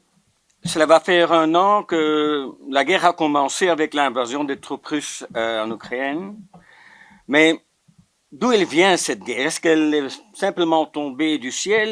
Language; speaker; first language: French; non-native, local second language; Dutch